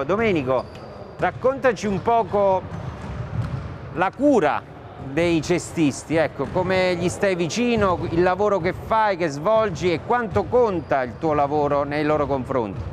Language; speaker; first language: Italian; native; Italian